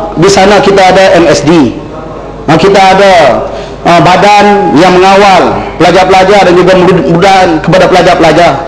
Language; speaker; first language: Malay; native; Malay